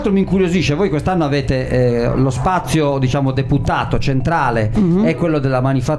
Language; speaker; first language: Italian; native; Italian